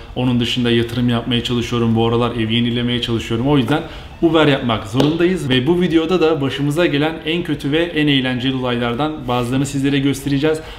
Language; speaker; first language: Turkish; native; Turkish